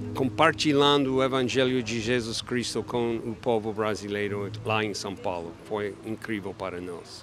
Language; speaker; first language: Portuguese; non-native, fluent; English